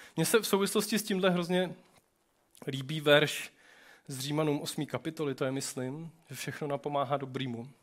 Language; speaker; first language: Czech; native; Czech